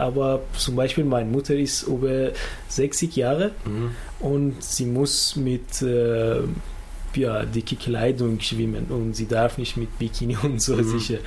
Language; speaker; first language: German; non-native, learner; Persian